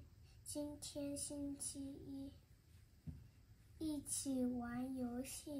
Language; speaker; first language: Chinese; early bilingual, heritage; Chinese